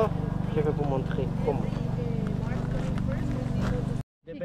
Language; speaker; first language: French; non-native, learner; Spanish